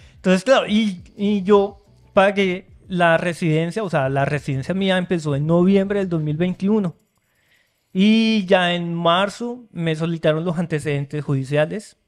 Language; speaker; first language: Spanish; native; Spanish